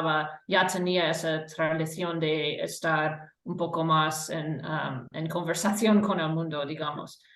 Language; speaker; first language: Spanish; non-native, fluent; English